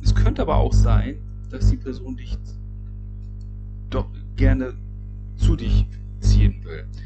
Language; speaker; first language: German; native; German